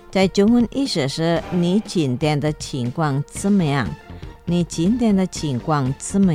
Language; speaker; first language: Chinese; non-native, learner; Indonesian